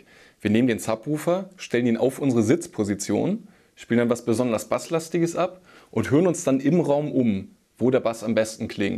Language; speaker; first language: German; native; German